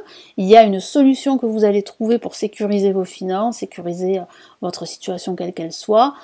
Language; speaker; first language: French; native; French